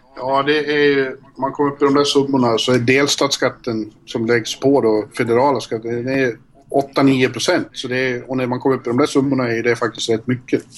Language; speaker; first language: Swedish; native; Swedish